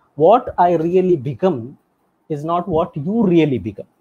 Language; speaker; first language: English; non-native, local second language; Tamil